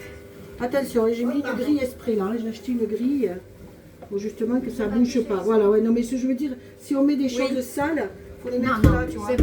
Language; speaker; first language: French; native; French